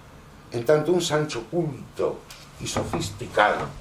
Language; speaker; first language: Spanish; native; Spanish